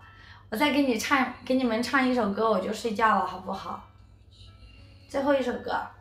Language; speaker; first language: Chinese; native; Chinese